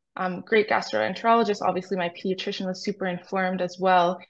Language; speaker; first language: English; native; English